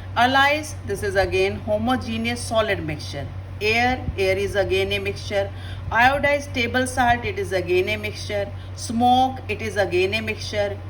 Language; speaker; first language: English; non-native, local second language; Punjabi